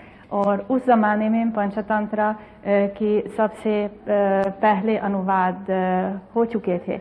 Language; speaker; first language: Hindi; non-native, fluent; Hungarian